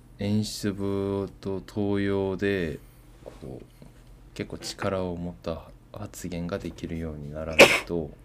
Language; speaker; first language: Japanese; native; Japanese